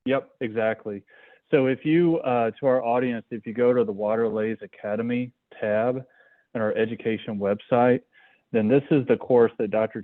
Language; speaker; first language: English; native; English